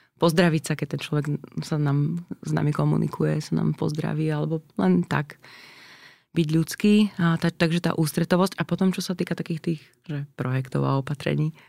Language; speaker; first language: Slovak; native; Slovak